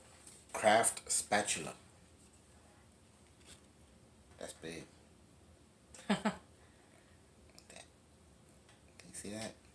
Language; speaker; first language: English; native; English